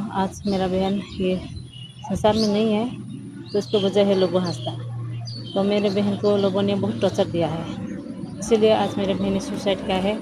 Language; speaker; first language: Hindi; non-native, local second language; Santali